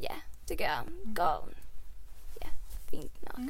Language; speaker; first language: Danish; early bilingual, heritage; Swedish